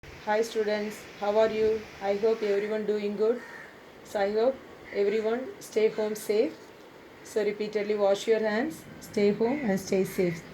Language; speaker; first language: English; non-native, local second language; Tamil